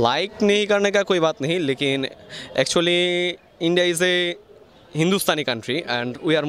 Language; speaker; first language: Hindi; non-native, learner; Bangla